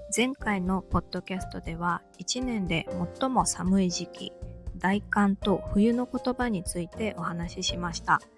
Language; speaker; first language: Japanese; native; Japanese